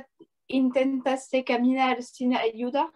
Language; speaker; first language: Spanish; non-native, learner; French